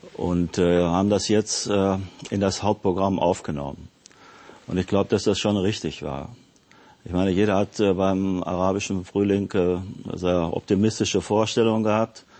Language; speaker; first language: German; native; German